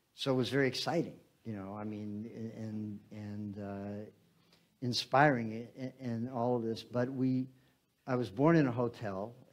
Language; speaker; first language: English; native; English